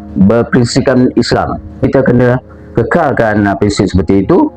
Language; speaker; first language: Malay; native; Malay